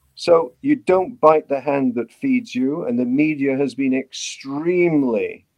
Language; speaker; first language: English; native; English